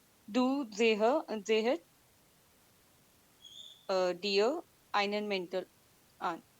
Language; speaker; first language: German; non-native, learner; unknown